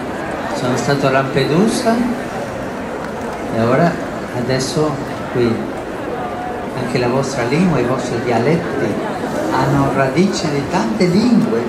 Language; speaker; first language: Italian; non-native, fluent; Spanish